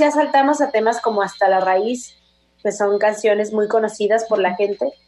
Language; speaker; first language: Spanish; native; Spanish